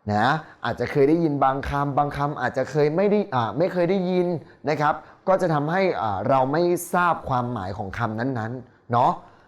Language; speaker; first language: Thai; native; Thai